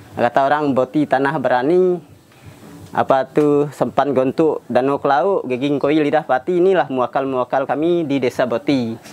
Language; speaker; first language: Indonesian; non-native, local second language; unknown